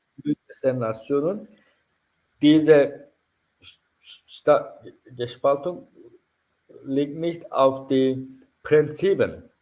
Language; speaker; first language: German; non-native, fluent; Turkish